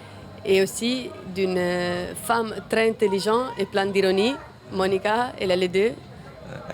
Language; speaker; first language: French; non-native, fluent; Italian